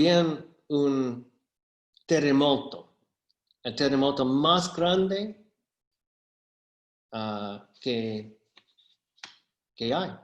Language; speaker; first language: Spanish; non-native, fluent; English